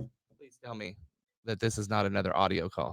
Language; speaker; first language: English; native; English